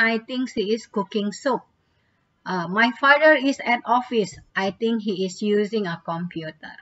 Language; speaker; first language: English; non-native, fluent; Indonesian